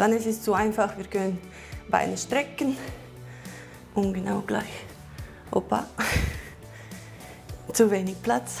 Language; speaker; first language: German; non-native, learner; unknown